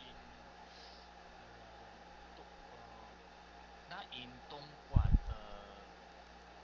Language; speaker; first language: English; non-native, learner; Chinese